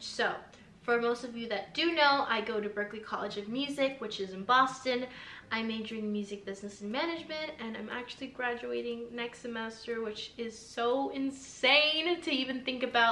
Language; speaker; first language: English; early bilingual, other home language; Spanish